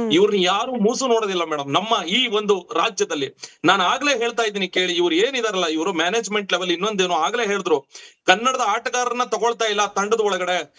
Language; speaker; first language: Kannada; native; Kannada